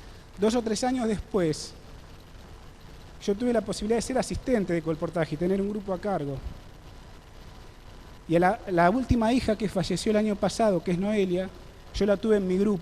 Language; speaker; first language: Spanish; native; Spanish